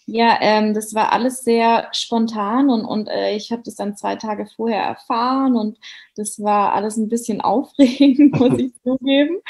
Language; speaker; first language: German; native; German